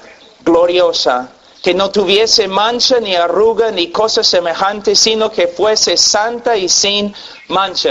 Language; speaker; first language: Spanish; non-native, fluent; English